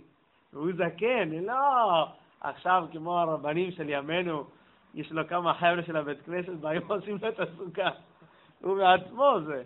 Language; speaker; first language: Hebrew; non-native, fluent; English